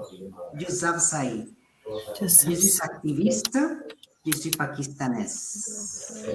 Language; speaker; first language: French; non-native, fluent; Spanish